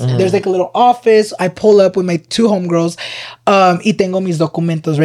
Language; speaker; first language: English; early bilingual, other home language; Spanish